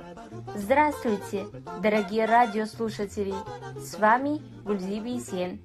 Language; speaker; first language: Russian; non-native, fluent; Kazakh